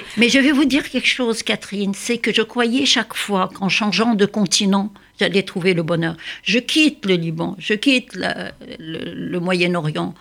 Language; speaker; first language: French; non-native, local second language; Arabic